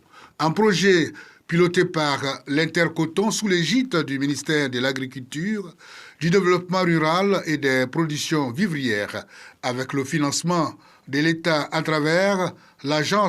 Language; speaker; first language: French; native; French